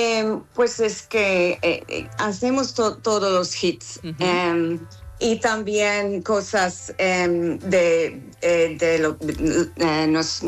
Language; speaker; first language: Spanish; non-native, fluent; English